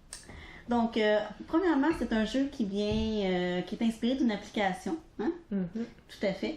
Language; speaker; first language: French; native; French